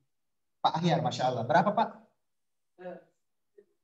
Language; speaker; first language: Indonesian; native; Indonesian